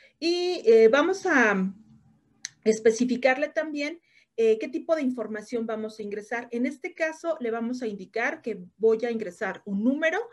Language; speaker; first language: Spanish; native; Spanish